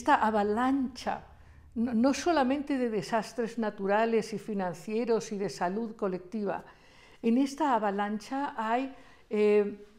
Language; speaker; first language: Spanish; native; Spanish